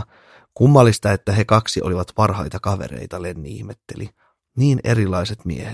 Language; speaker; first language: Finnish; native; Finnish